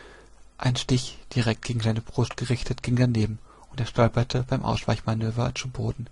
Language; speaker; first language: German; native; German